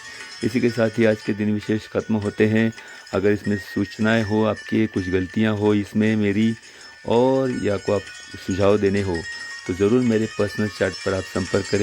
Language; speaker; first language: Hindi; non-native, local second language; Marathi